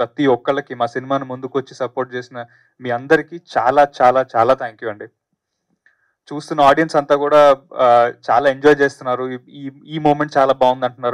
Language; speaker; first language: Telugu; native; Telugu